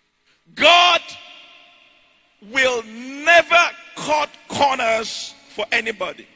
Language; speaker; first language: English; non-native, local second language; Yoruba